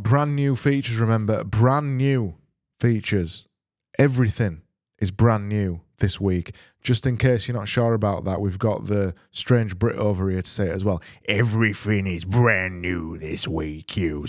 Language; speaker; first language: English; native; English